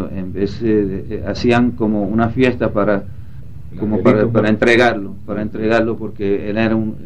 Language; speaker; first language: Spanish; early bilingual, heritage; Spanish